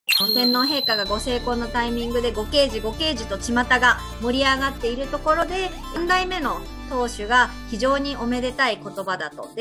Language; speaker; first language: Japanese; native; Japanese